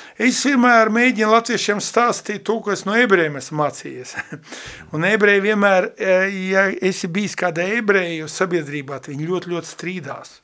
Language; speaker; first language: Latvian; native; Latvian